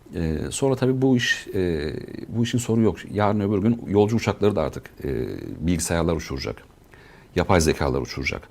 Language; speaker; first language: Turkish; native; Turkish